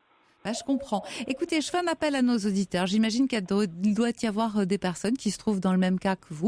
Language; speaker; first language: French; native; French